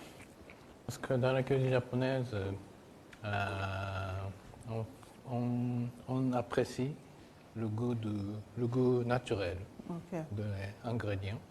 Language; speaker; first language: French; non-native, fluent; Japanese